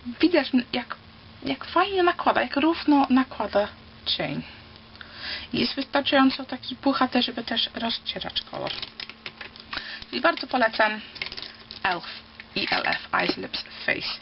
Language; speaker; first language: Polish; early bilingual, heritage; Polish